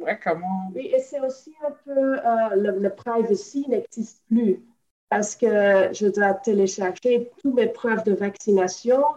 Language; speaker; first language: French; non-native, local second language; Dutch